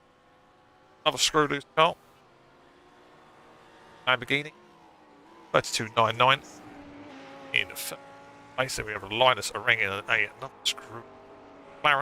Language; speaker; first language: English; native; English